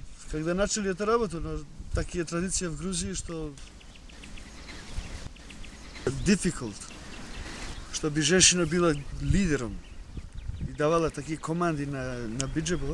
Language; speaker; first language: Russian; non-native, learner; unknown